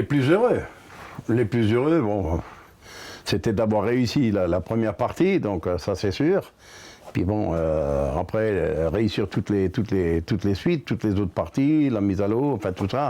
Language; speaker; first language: French; native; French